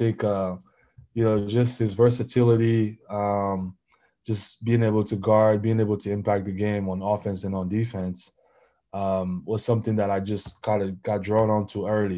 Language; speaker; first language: English; non-native, local second language; French